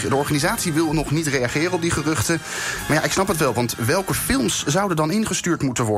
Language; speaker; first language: Dutch; native; Dutch